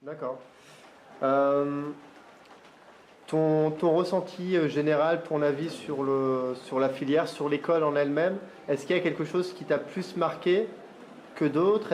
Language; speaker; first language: French; native; French